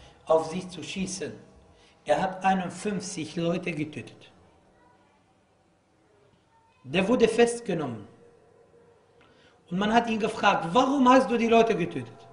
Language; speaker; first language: German; non-native, fluent; Arabic